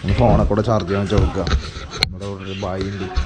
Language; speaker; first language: Malayalam; native; Malayalam